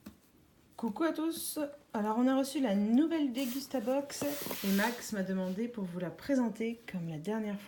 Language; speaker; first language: French; native; French